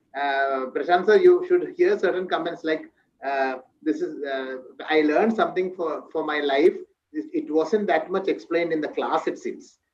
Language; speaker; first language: English; non-native, local second language; Malayalam